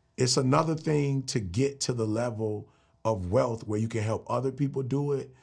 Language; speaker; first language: English; native; English